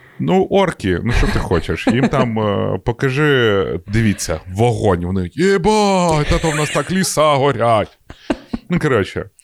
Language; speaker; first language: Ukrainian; non-native, local second language; Russian